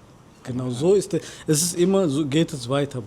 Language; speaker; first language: German; non-native, fluent; Amharic